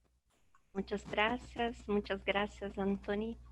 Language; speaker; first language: Spanish; non-native, learner; Portuguese